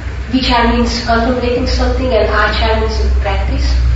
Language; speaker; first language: English; non-native, fluent; Hungarian